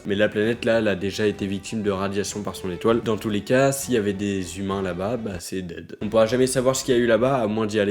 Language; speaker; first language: French; native; French